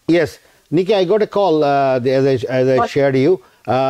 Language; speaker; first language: English; non-native, local second language; Bangla